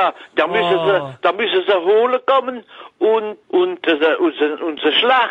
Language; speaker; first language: German; non-native, learner; French